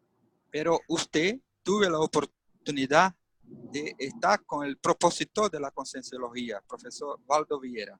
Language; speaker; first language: Spanish; non-native, learner; Portuguese